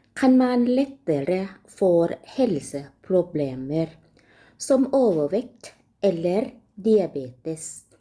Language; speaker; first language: Norwegian; non-native, learner; Thai